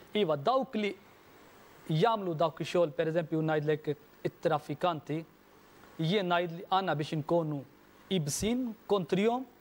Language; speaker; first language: Maltese; non-native, fluent; Urdu